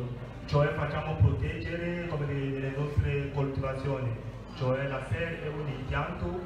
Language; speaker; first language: Italian; non-native, fluent; French